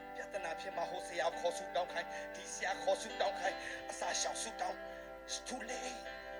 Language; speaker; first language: Burmese; non-native, local second language; Hakha Chin